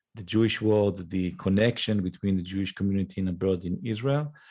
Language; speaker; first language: English; non-native, fluent; Hebrew